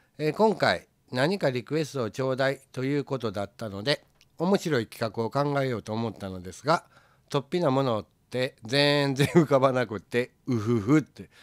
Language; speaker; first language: Japanese; native; Japanese